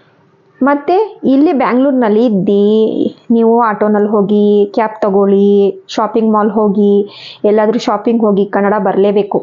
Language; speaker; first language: Kannada; non-native, local second language; Hindi